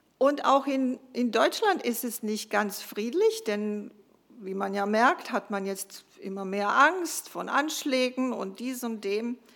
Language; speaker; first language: German; non-native, fluent; Croatian